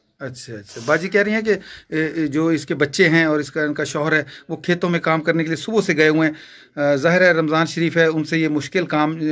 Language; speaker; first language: Urdu; non-native, local second language; Punjabi